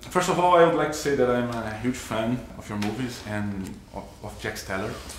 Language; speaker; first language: English; non-native, learner; Portuguese